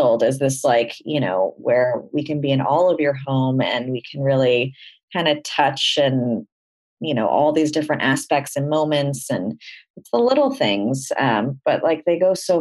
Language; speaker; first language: English; native; English